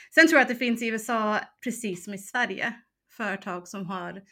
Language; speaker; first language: Swedish; early bilingual, heritage; Swedish